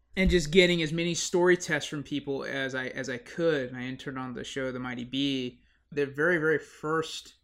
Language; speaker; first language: English; native; English